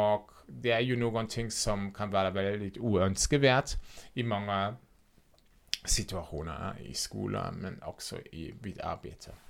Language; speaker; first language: Swedish; non-native, fluent; German